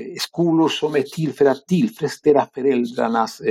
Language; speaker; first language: Swedish; non-native, fluent; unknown